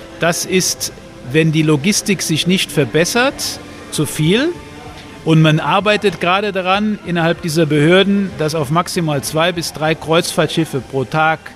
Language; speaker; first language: German; native; German